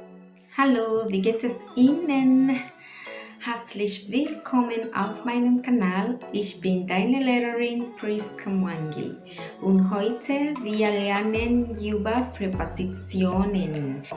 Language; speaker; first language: German; non-native, learner; Swahili